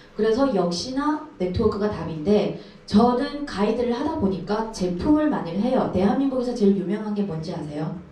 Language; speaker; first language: Korean; early bilingual, heritage; Korean